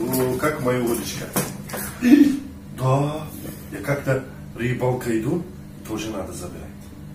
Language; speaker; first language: Russian; non-native, learner; Turkish